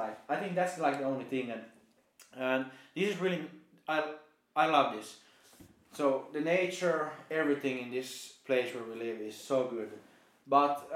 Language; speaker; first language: English; non-native, fluent; Finnish